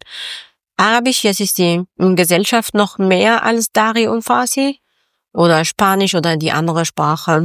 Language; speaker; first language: German; non-native, fluent; Persian